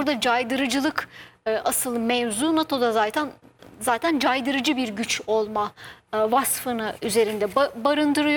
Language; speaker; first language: Turkish; native; Turkish